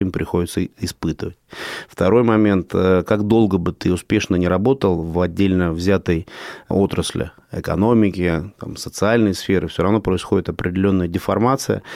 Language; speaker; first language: Russian; native; Russian